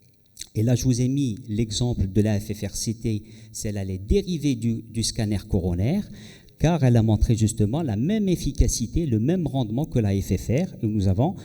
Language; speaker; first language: French; non-native, local second language; Arabic